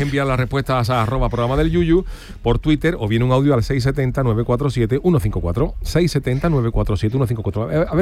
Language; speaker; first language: Spanish; native; Spanish